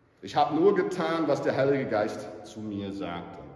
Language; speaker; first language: German; non-native, fluent; English